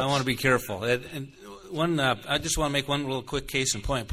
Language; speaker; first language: English; native; English